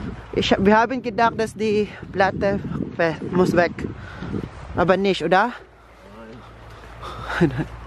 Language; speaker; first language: German; non-native, learner; Filipino